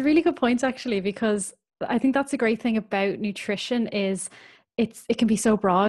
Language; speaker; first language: English; native; English